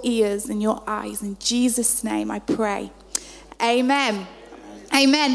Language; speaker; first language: English; non-native, fluent; Arabic